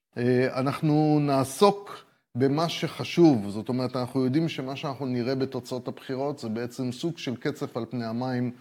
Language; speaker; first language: Hebrew; native; Hebrew